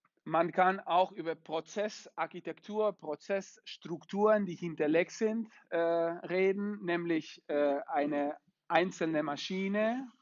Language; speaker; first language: German; non-native, fluent; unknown